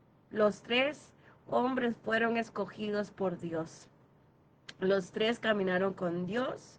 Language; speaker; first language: Spanish; native; Spanish